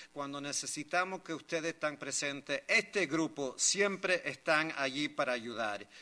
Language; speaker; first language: Spanish; early bilingual, heritage; Spanish